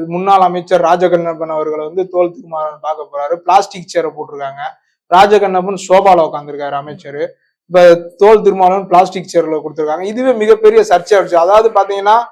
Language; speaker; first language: Tamil; non-native, local second language; Urdu